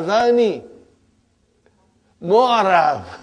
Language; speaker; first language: Arabic; non-native, fluent; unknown